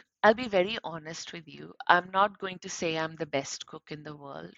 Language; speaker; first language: English; non-native, local second language; Punjabi